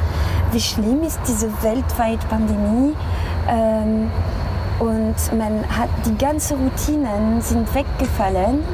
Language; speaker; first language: German; non-native, fluent; French